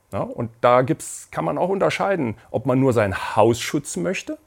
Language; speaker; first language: German; native; German